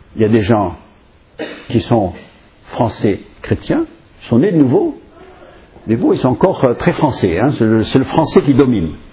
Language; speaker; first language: French; non-native, fluent; English